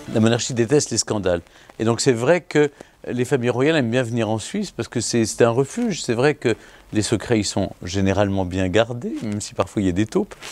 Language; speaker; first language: French; native; French